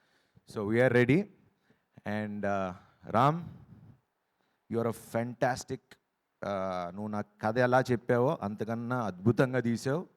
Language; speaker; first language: Telugu; native; Telugu